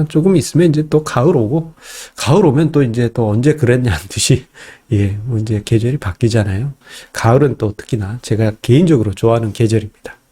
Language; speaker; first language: Korean; native; Korean